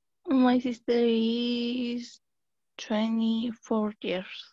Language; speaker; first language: English; non-native, learner; Spanish